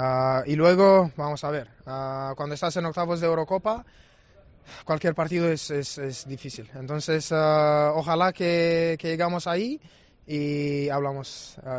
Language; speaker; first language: Spanish; non-native, fluent; Romanian